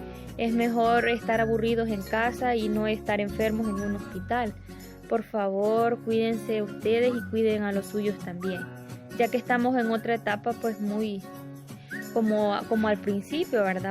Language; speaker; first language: Spanish; native; Spanish